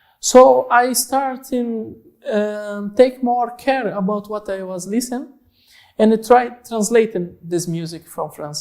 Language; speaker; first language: English; non-native, learner; Portuguese